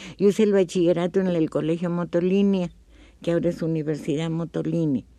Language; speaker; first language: Spanish; native; Spanish